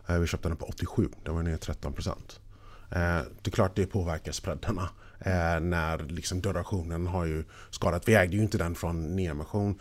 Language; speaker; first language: Swedish; non-native, fluent; English